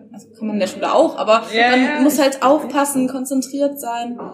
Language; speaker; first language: German; native; German